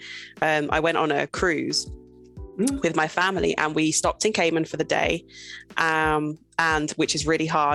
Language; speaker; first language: English; native; English